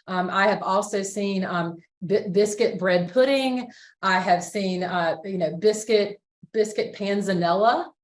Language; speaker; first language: English; native; English